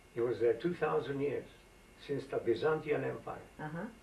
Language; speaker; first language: English; non-native, fluent; Greek